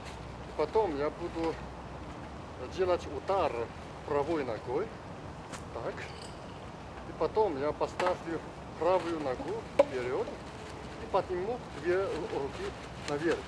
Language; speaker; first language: Russian; non-native, learner; Chinese